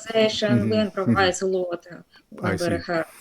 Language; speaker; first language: English; non-native, fluent; Russian